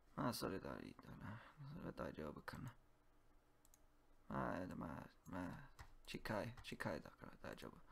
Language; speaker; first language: Japanese; non-native, learner; English